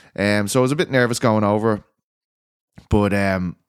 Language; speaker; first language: English; native; English